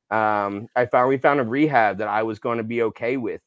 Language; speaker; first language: English; native; English